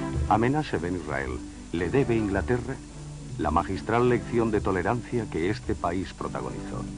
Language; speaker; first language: Spanish; native; Spanish